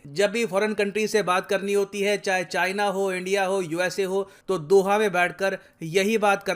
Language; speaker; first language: Hindi; native; Hindi